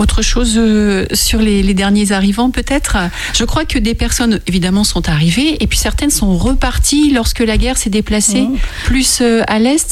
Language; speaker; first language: French; native; French